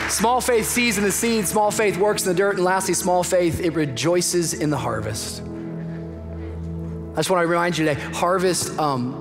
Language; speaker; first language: English; native; English